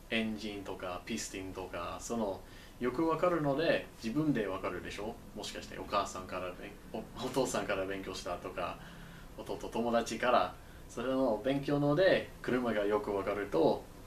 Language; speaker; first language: Japanese; non-native, learner; English